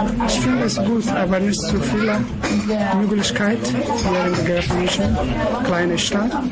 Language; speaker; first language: German; non-native, learner; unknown